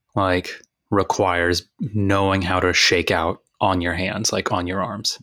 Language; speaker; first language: English; native; English